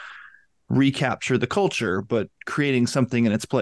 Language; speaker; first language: English; native; English